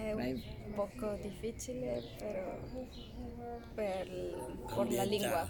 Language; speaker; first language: Italian; non-native, learner; Spanish